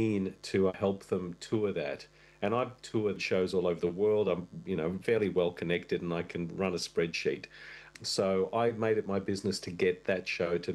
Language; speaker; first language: English; non-native, fluent; Russian